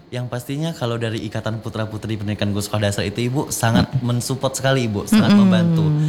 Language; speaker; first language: Indonesian; non-native, local second language; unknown